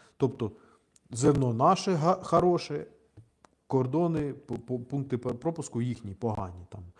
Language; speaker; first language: Ukrainian; non-native, local second language; Russian